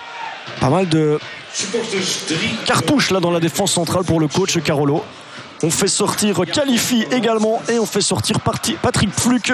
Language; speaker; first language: French; native; French